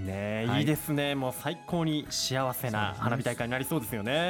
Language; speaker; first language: Japanese; native; Japanese